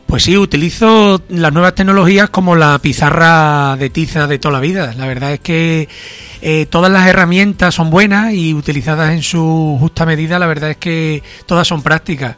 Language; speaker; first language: Spanish; native; Spanish